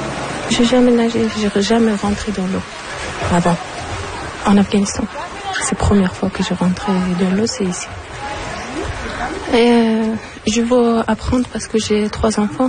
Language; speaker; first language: French; non-native, learner; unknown